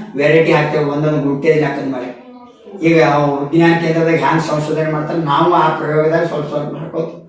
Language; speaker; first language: Kannada; native; Kannada